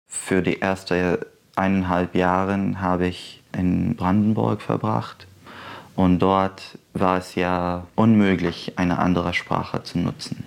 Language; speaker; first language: German; non-native, fluent; Arabic